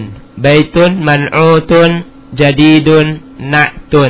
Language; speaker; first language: Arabic; non-native, fluent; Indonesian